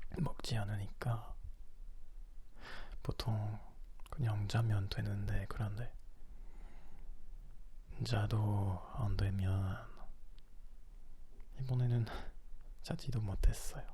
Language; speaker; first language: Korean; non-native, learner; French